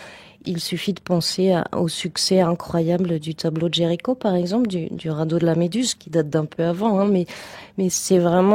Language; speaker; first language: French; native; French